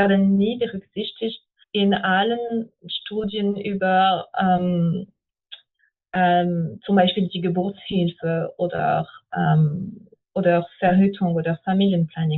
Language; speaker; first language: German; non-native, fluent; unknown